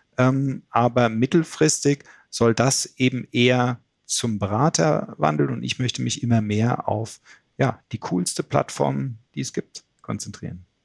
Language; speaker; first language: German; native; German